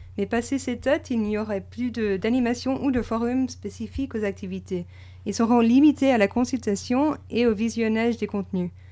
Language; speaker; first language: French; non-native, fluent; English